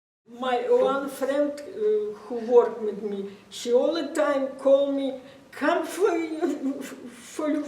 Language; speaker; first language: English; non-native, learner; Russian